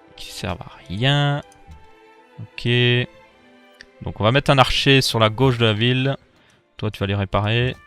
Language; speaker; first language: French; native; French